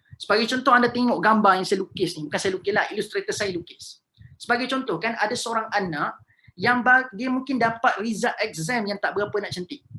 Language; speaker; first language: Malay; native; Malay